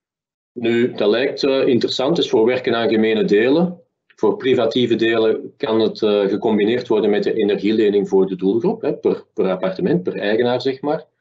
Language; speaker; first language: Dutch; native; Dutch